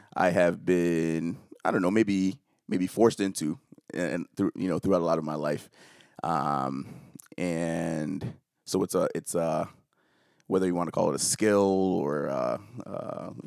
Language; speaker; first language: English; early bilingual, other home language; Akan